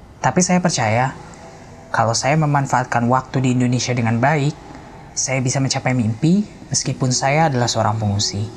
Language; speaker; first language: Indonesian; non-native, fluent; Persian